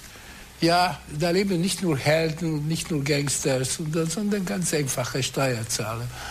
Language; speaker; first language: German; non-native, fluent; Hungarian